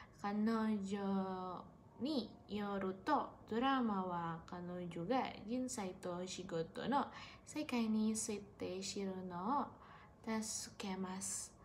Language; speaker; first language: Japanese; non-native, learner; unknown